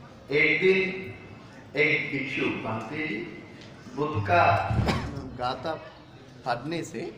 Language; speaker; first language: Hindi; non-native, learner; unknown